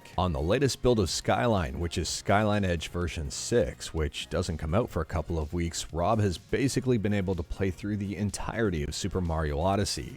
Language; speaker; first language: English; native; English